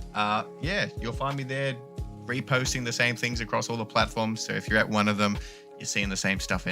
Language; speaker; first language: English; native; English